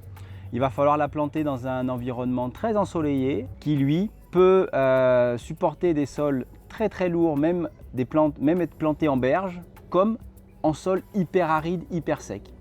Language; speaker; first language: French; native; French